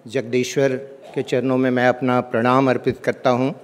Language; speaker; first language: Hindi; native; Hindi